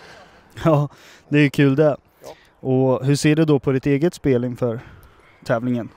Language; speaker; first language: Swedish; native; Swedish